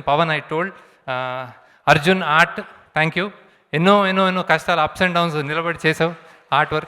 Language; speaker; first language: Telugu; native; Telugu